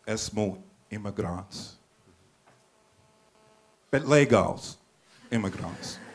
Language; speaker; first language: Latvian; non-native, fluent; English